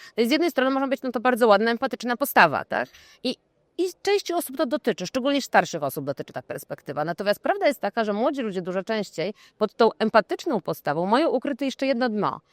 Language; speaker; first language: Polish; native; Polish